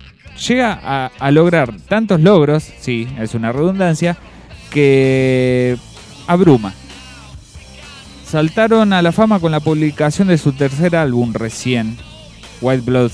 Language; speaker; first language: Spanish; native; Spanish